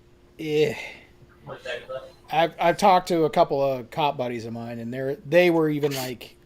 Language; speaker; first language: English; native; English